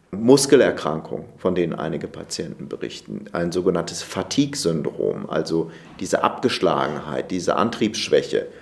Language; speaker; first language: German; native; German